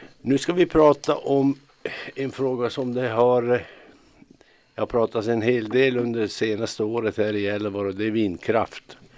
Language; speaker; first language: Swedish; native; Swedish